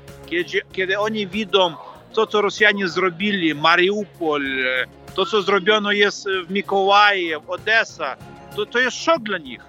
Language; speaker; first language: Polish; non-native, fluent; Ukrainian